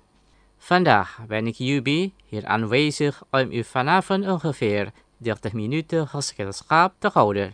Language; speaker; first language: Dutch; non-native, learner; Indonesian